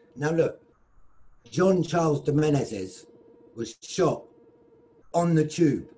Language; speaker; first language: English; native; English